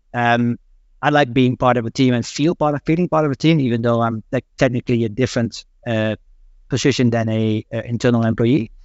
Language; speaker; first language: English; non-native, fluent; Dutch